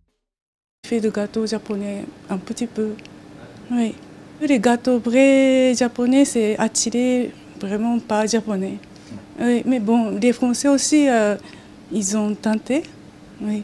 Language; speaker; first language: French; non-native, learner; Japanese